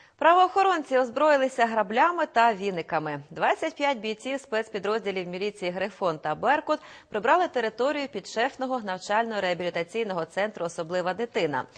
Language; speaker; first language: Ukrainian; native; Ukrainian